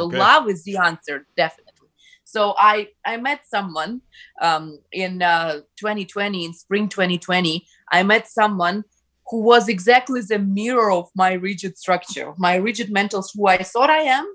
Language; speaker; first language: English; non-native, fluent; Ukrainian